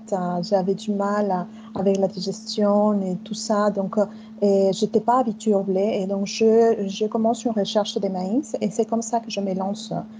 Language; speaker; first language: French; non-native, fluent; Spanish